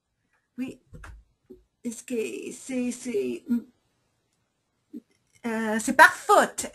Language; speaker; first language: French; non-native, learner; English